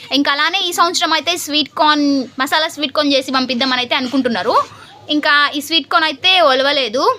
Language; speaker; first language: Telugu; native; Telugu